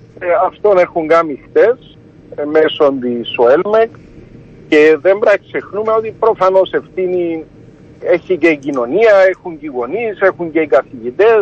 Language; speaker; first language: Greek; early bilingual, heritage; Greek